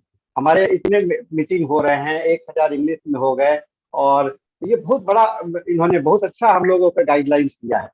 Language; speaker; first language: Hindi; native; Hindi